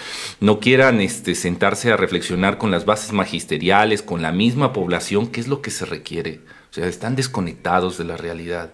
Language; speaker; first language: Spanish; native; Spanish